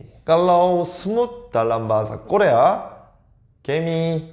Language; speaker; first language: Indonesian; non-native, fluent; Korean